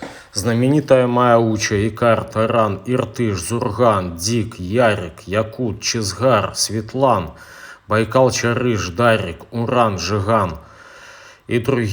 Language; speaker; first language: Russian; native; Russian